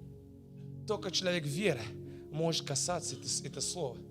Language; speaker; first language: Russian; non-native, fluent; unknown